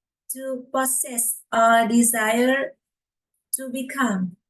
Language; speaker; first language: English; non-native, fluent; Vietnamese